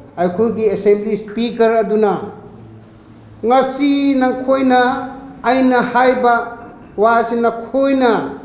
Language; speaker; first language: Manipuri; non-native, local second language; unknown